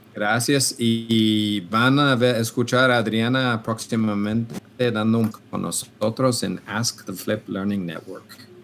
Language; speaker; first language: Spanish; non-native, fluent; English